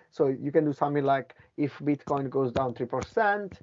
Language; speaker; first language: English; non-native, fluent; Italian